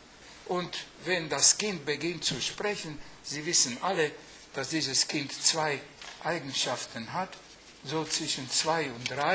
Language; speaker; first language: German; non-native, fluent; Hungarian